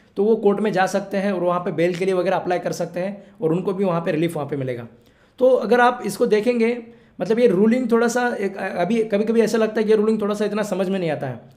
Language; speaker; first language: Hindi; non-native, local second language; Marathi